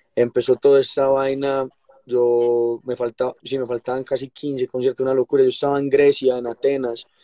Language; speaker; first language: Spanish; native; Spanish